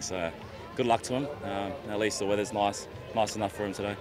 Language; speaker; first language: English; native; English